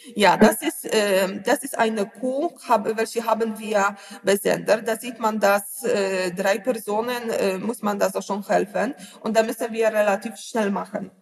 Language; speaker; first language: German; non-native, learner; Polish